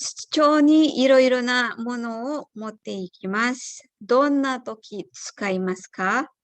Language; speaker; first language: Japanese; non-native, fluent; Indonesian